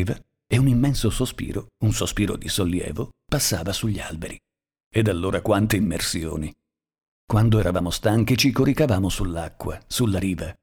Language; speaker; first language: Italian; native; Italian